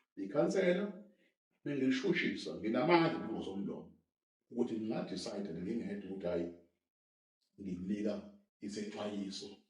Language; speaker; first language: Zulu; native; Zulu